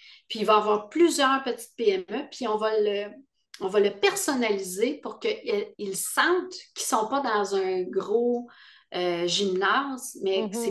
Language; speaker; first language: French; native; French